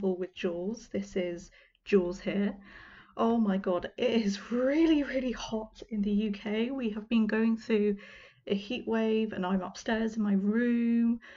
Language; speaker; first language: English; native; English